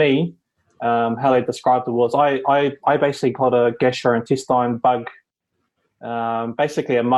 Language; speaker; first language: English; native; English